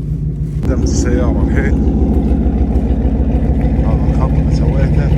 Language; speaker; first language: Arabic; native; Arabic